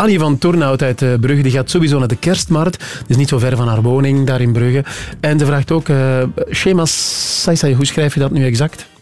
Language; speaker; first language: Dutch; native; Dutch